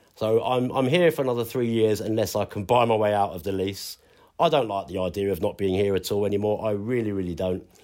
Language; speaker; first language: English; native; English